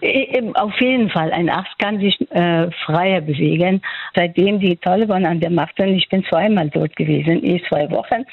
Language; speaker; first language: German; non-native, fluent; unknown